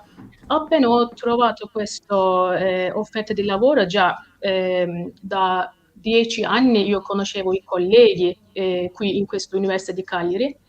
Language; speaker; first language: Italian; non-native, fluent; Turkish